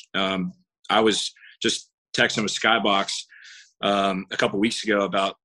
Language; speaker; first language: English; native; English